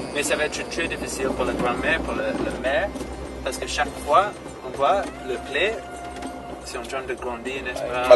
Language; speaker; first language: French; non-native, fluent; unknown